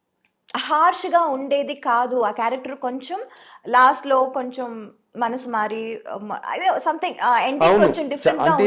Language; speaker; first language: Telugu; non-native, local second language; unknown